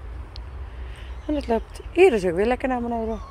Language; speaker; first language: Dutch; native; Dutch